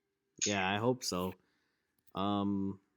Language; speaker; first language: English; native; English